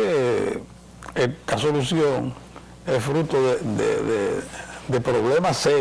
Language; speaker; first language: Spanish; native; Spanish